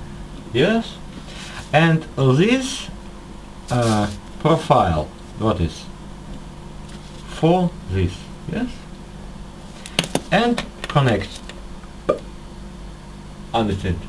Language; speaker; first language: English; non-native, learner; Russian